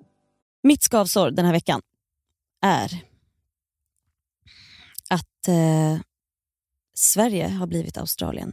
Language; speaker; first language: Swedish; native; Swedish